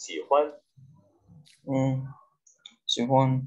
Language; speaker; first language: Chinese; non-native, learner; Vietnamese